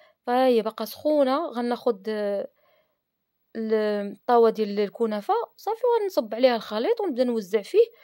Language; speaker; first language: Arabic; native; Arabic